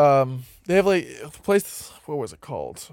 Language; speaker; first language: English; native; English